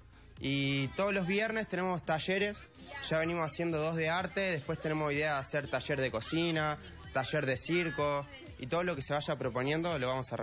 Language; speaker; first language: Spanish; native; Spanish